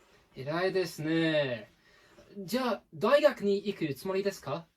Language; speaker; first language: Japanese; non-native, fluent; English